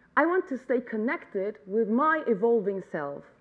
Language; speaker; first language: English; non-native, fluent; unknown